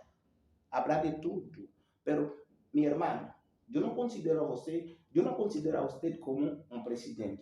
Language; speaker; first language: Spanish; non-native, learner; Haitian Creole